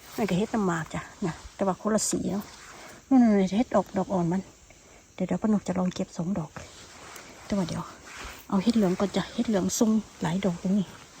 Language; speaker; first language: Thai; native; Thai